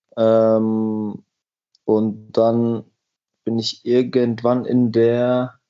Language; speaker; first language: German; native; German